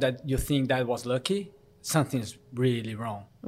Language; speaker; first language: English; non-native, fluent; Korean